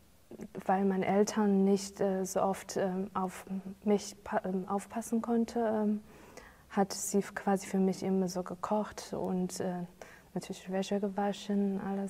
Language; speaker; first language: German; non-native, fluent; Chinese